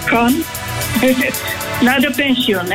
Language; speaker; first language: Dutch; non-native, learner; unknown